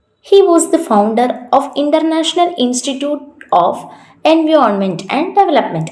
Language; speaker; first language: English; non-native, local second language; Malayalam